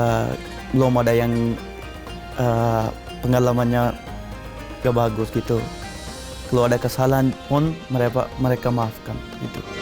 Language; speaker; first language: Indonesian; non-native, learner; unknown